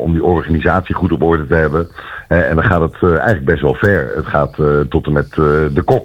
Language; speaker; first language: Dutch; native; Dutch